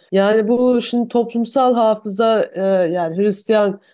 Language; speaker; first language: Turkish; native; Turkish